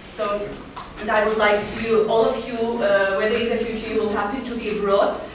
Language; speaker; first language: English; non-native, fluent; Armenian